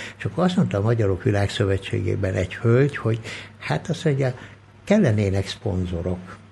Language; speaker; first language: Hungarian; early bilingual, other home language; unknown